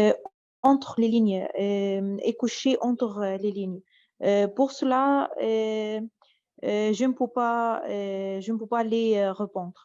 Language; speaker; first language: French; non-native, learner; Arabic